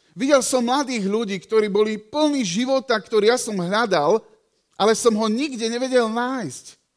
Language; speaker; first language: Slovak; native; Slovak